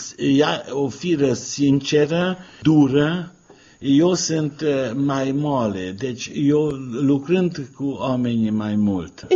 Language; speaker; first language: Romanian; non-native, local second language; Hungarian